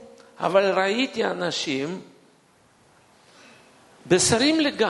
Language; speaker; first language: Hebrew; non-native, fluent; Russian